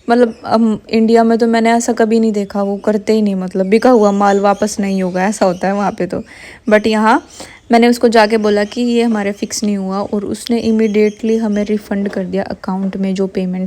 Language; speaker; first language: Hindi; native; Hindi